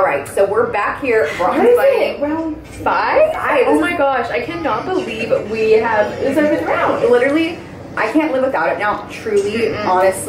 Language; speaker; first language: English; native; English